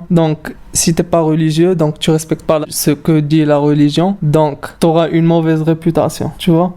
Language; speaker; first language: French; non-native, local second language; Arabic